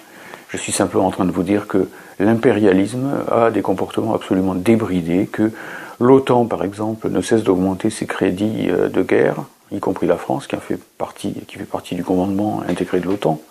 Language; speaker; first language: French; native; French